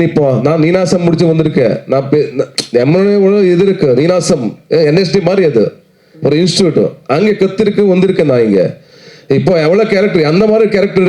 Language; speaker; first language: Tamil; non-native, learner; Kannada